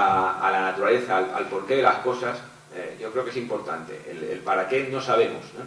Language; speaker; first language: Spanish; native; Spanish